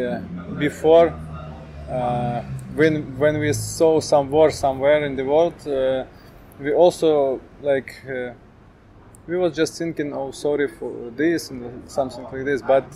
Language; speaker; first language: English; non-native, learner; Ukrainian